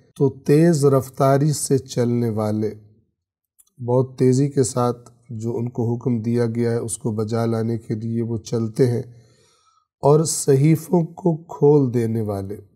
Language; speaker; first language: Urdu; native; Urdu